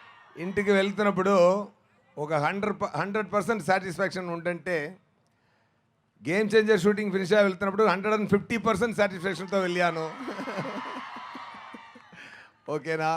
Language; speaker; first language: Telugu; non-native, learner; Tamil